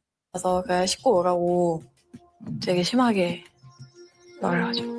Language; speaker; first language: Korean; non-native, fluent; French